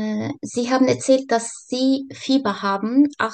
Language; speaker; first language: German; non-native, learner; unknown